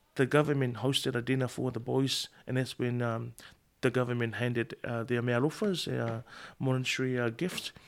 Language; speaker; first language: English; non-native, fluent; Samoan